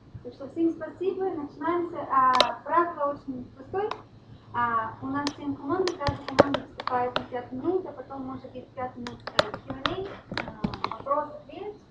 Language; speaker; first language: Russian; non-native, fluent; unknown